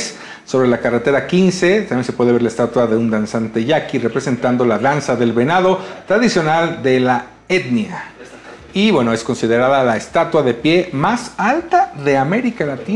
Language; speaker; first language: Spanish; native; Spanish